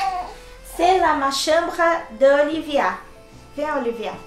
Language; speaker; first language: French; non-native, learner; Portuguese